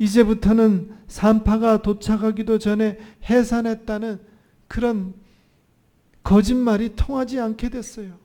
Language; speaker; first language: Korean; native; Korean